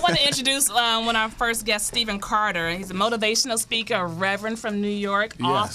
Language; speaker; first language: English; native; English